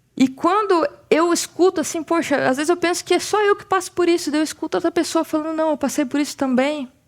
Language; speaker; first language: Portuguese; native; Portuguese